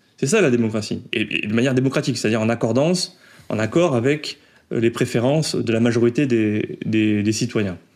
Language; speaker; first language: French; native; French